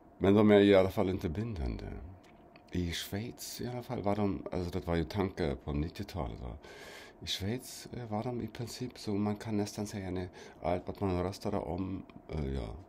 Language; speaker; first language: Swedish; non-native, fluent; German